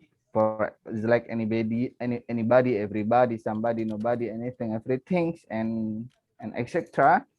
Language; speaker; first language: English; non-native, fluent; Indonesian